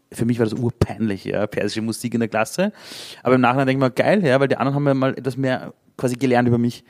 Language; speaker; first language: German; early bilingual, other home language; Persian